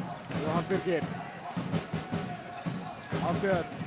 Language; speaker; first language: Icelandic; native; Icelandic